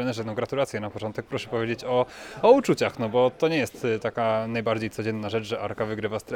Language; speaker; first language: Polish; native; Polish